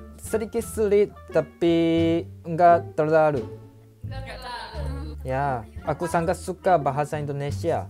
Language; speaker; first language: Indonesian; non-native, learner; Japanese